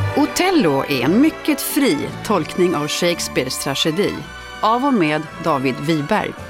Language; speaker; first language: Swedish; native; Swedish